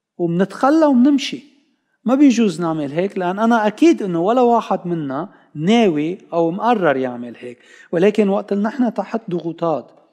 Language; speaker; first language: Arabic; non-native, local second language; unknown